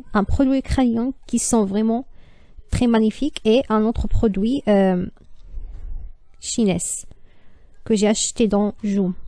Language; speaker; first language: French; non-native, learner; Arabic